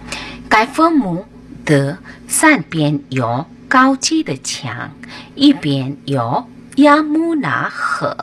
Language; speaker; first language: Chinese; non-native, learner; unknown